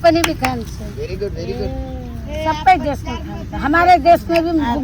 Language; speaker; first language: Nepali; non-native, learner; Hindi